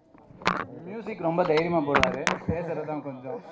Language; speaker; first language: Tamil; native; Tamil